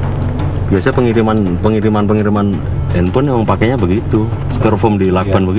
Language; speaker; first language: Indonesian; native; Indonesian